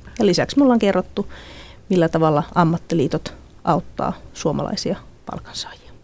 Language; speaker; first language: Finnish; native; Finnish